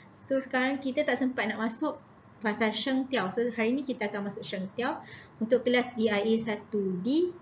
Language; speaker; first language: Malay; native; Malay